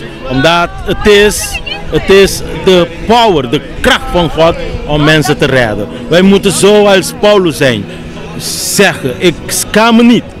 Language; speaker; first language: Dutch; non-native, local second language; Papiamento